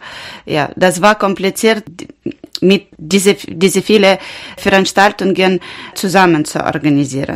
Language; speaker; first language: German; non-native, learner; Ukrainian